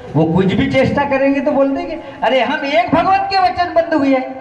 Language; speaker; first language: Hindi; non-native, local second language; Marathi